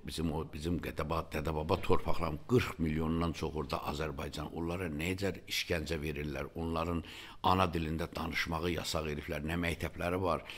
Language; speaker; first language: Azerbaijani; native; Azerbaijani